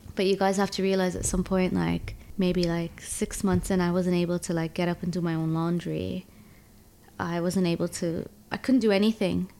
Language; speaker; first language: English; early bilingual, other home language; Arabic